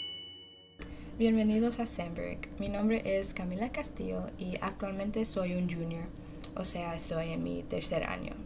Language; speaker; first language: Spanish; early bilingual, heritage; Spanish